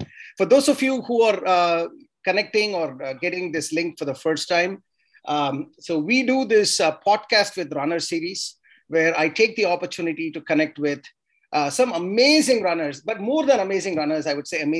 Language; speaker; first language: English; non-native, local second language; Tamil